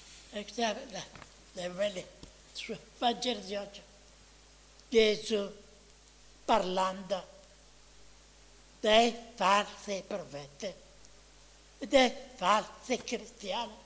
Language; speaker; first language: Italian; non-native, fluent; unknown